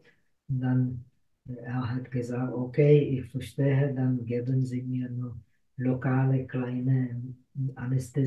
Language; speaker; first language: German; non-native, fluent; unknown